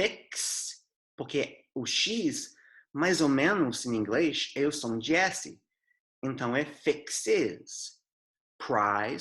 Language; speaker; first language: Portuguese; non-native, fluent; English